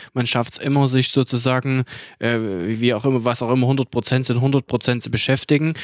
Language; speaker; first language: German; native; German